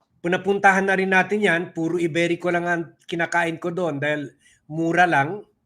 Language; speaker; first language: Filipino; non-native, local second language; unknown